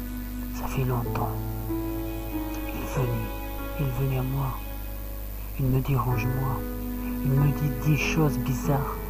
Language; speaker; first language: French; non-native, learner; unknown